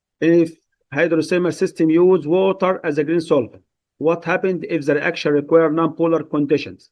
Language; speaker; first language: English; non-native, fluent; Arabic